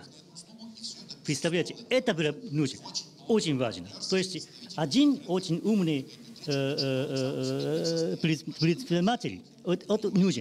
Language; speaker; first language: Russian; non-native, learner; Japanese